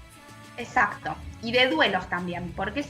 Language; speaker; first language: Spanish; native; Spanish